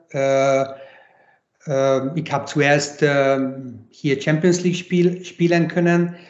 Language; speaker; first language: German; non-native, fluent; Hungarian